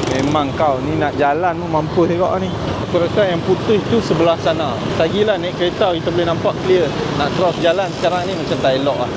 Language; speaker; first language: Malay; non-native, local second language; Tamil